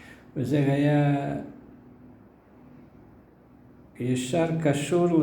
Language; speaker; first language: Hebrew; non-native, fluent; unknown